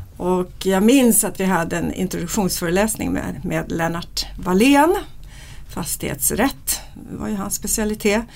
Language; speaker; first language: Swedish; native; Swedish